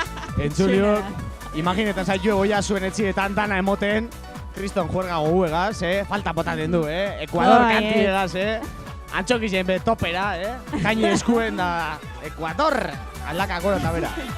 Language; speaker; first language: Basque; native; Basque